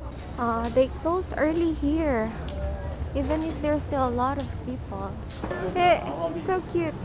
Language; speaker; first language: English; non-native, local second language; Filipino